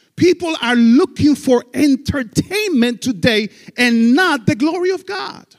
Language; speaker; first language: English; non-native, fluent; Spanish